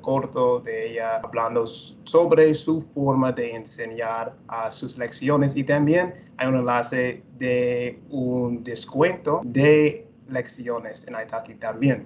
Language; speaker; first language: Spanish; non-native, fluent; English